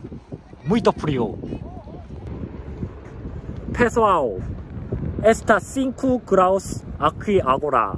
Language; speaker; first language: Portuguese; non-native, learner; Korean